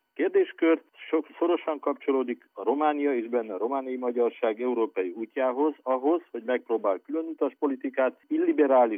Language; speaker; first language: Hungarian; native; Hungarian